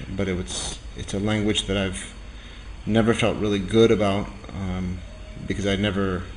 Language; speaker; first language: English; native; English